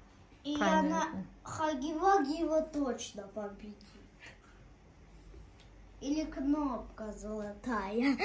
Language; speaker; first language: Russian; early bilingual, other home language; Tajik